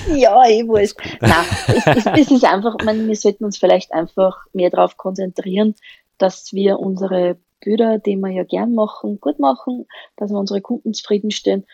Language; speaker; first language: German; native; German